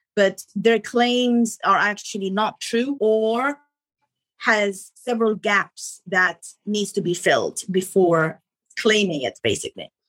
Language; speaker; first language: English; non-native, fluent; Arabic